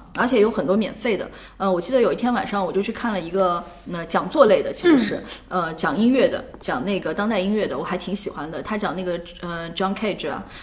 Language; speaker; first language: Chinese; native; Chinese